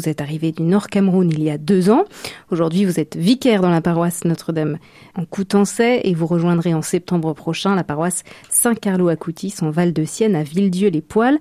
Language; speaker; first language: French; native; French